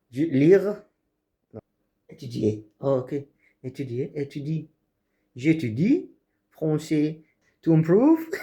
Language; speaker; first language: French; non-native, learner; Arabic